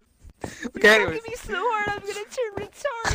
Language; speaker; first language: English; native; English